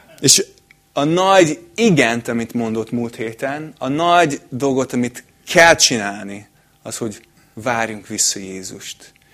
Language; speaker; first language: Hungarian; non-native, fluent; English